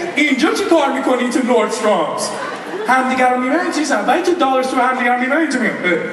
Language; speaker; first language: Persian; early bilingual, heritage; Persian